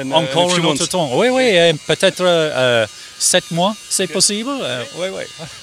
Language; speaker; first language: French; non-native, learner; English